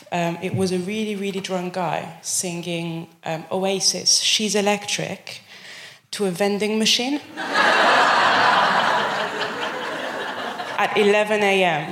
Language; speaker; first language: English; non-native, fluent; French